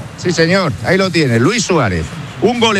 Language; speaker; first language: Spanish; native; Spanish